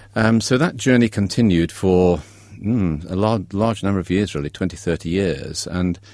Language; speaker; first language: English; native; English